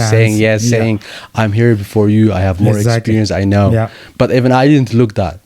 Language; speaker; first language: English; non-native, fluent; Somali